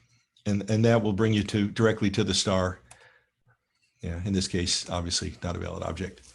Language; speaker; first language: English; native; English